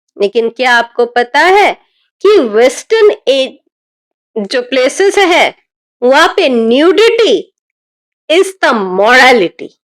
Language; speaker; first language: Hindi; non-native, local second language; Bangla